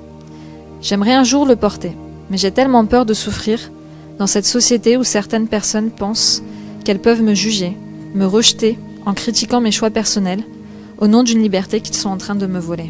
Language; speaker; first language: French; native; French